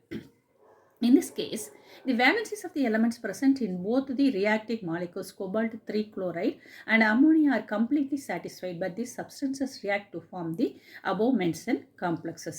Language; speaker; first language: English; non-native, local second language; Tamil